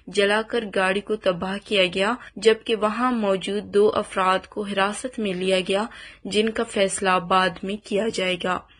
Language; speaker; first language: Urdu; non-native, local second language; Baluchi